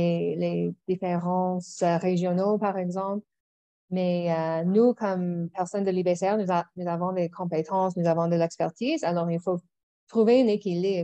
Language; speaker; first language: French; non-native, local second language; English